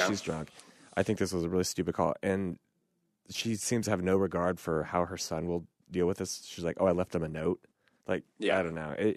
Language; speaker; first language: English; native; English